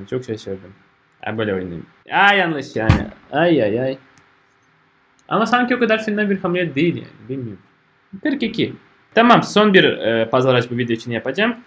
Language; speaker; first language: Turkish; non-native, fluent; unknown